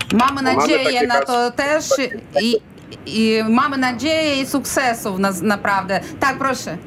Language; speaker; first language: Polish; non-native, learner; Ukrainian